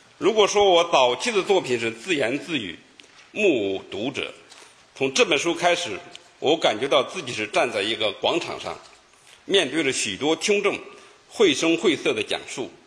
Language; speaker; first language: Chinese; native; Chinese